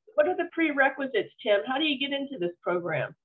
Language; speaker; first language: English; native; English